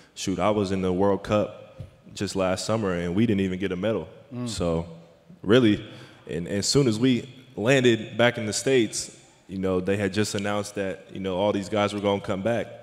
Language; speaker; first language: English; native; English